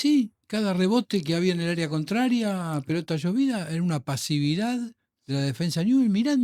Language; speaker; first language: Spanish; native; Spanish